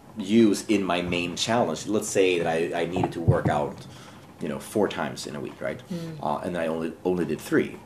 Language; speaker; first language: English; non-native, fluent; Swedish